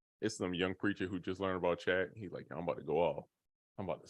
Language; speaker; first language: English; native; English